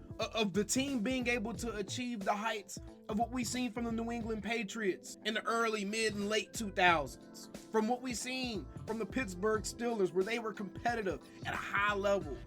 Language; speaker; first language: English; native; English